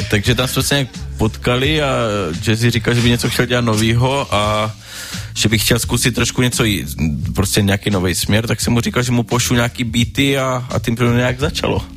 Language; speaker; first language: Czech; early bilingual, heritage; Czech